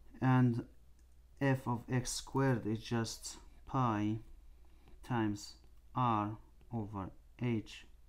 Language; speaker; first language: English; non-native, fluent; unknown